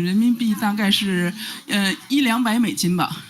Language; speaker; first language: Chinese; native; Chinese